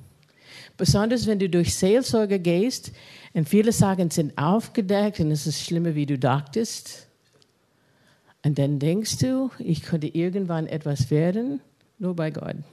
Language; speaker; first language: German; non-native, fluent; English